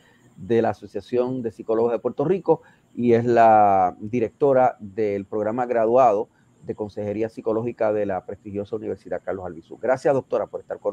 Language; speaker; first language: Spanish; native; Spanish